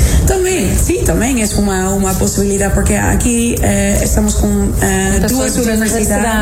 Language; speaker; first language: Portuguese; non-native, fluent; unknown